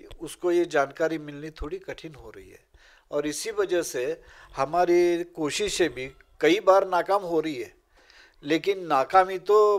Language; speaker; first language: Urdu; non-native, local second language; Marathi